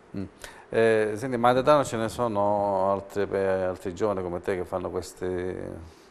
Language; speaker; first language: Italian; native; Italian